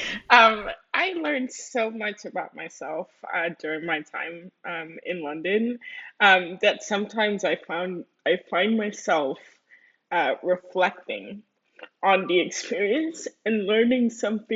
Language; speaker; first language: English; early bilingual, other home language; Spanish